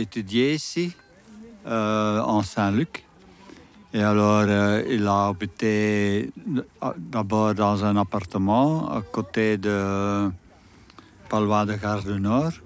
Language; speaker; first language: French; non-native, learner; Dutch